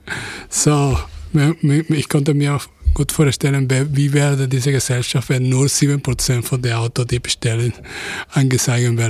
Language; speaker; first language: German; non-native, fluent; Spanish